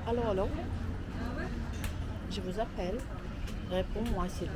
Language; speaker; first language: French; non-native, fluent; Russian